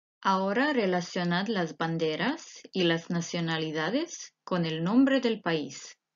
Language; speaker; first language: Spanish; non-native, fluent; Croatian